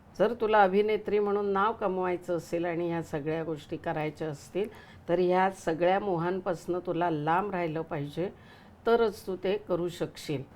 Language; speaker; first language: Marathi; native; Marathi